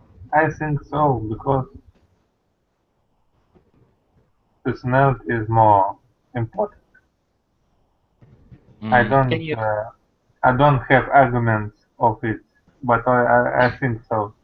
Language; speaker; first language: English; non-native, learner; Russian